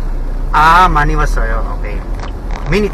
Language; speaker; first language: English; non-native, learner; Filipino